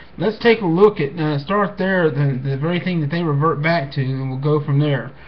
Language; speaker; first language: English; native; English